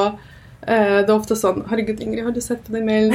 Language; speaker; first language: Norwegian; early bilingual, other home language; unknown